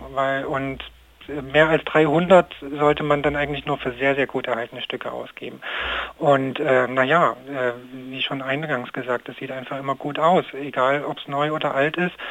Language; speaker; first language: German; native; German